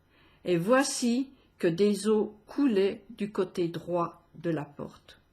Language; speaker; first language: French; native; French